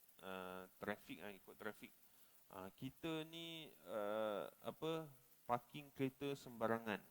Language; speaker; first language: Malay; native; Malay